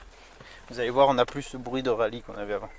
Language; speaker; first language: French; native; French